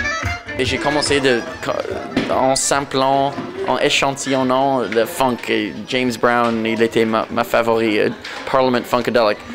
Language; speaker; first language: French; non-native, local second language; English